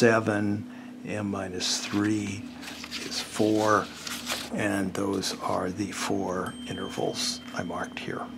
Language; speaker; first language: English; native; English